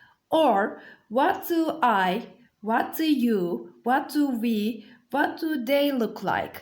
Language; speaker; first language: English; non-native, fluent; Turkish